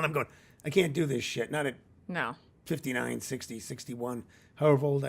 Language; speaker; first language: English; native; English